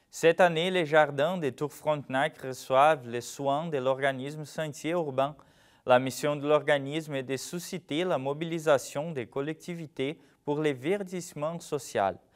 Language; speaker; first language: French; non-native, fluent; Portuguese